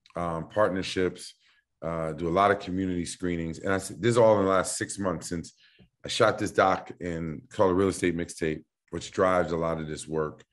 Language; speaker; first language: English; native; English